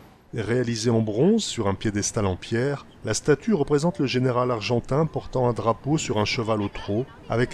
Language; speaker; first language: French; native; French